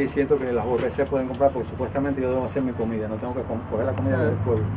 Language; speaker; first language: Spanish; native; Spanish